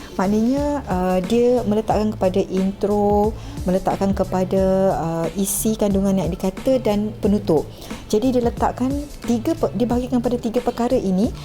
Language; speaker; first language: Malay; native; Malay